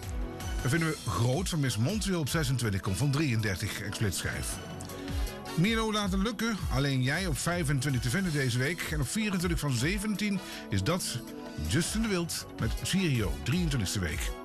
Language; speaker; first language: Dutch; native; Dutch